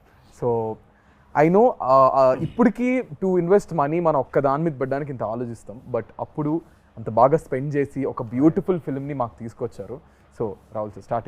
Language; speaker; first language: Telugu; native; Telugu